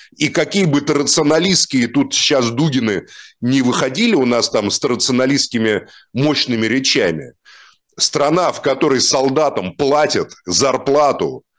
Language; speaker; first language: Russian; native; Russian